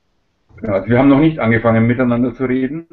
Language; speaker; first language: German; native; German